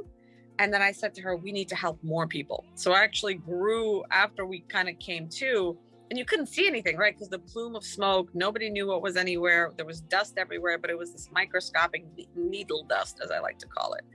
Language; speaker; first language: English; non-native, fluent; Ukrainian